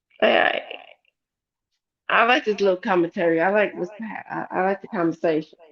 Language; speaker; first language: English; native; English